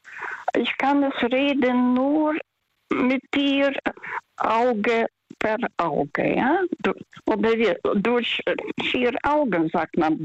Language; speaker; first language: German; non-native, fluent; Russian